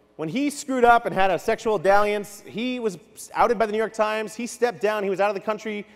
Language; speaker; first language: English; native; English